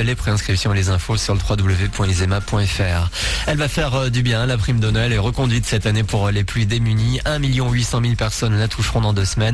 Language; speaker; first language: French; native; French